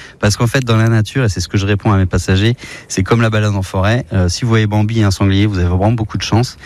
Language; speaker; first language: French; native; French